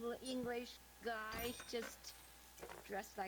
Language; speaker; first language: English; non-native, learner; Chinese